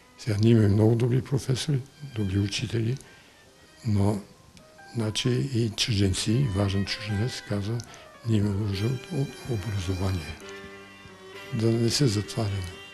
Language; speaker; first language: Bulgarian; early bilingual, heritage; Bulgarian